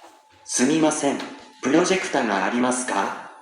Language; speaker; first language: Japanese; non-native, learner; Indonesian